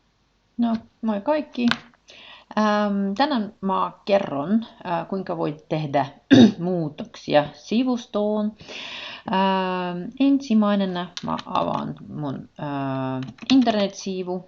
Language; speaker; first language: Finnish; non-native, learner; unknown